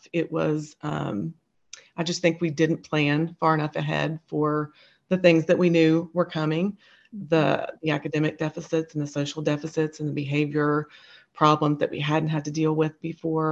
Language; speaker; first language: English; native; English